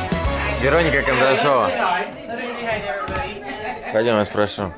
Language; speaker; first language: Russian; native; Russian